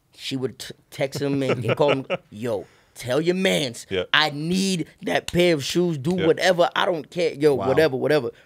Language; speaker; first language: English; native; English